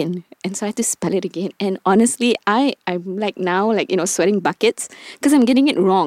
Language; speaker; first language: English; non-native, local second language; Tamil